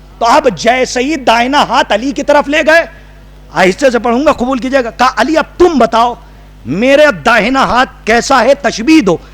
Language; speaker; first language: Urdu; native; Urdu